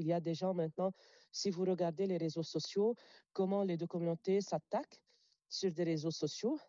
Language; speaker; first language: French; non-native, local second language; Arabic